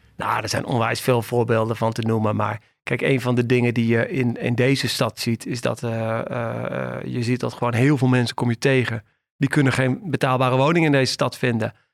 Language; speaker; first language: Dutch; native; Dutch